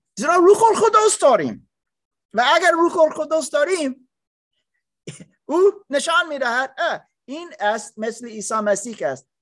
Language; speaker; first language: Persian; non-native, learner; English